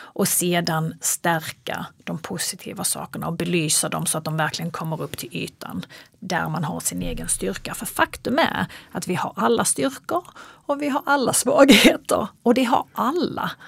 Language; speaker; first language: Swedish; early bilingual, other home language; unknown